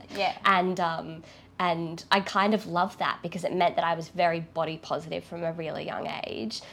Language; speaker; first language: English; native; English